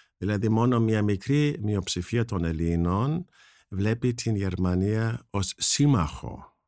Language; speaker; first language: Greek; non-native, fluent; German